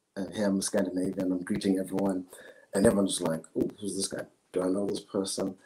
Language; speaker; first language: English; non-native, local second language; Zulu